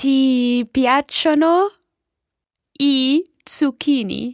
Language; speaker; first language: Italian; non-native, learner; English